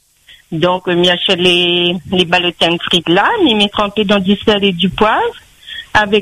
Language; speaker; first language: French; non-native, local second language; Réunion Creole French